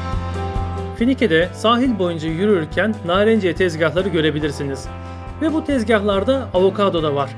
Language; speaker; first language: Turkish; native; Turkish